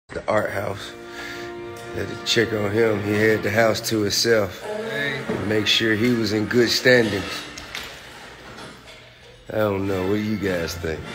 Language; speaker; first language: English; native; English